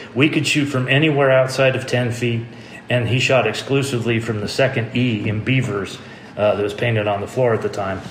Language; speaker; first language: English; native; English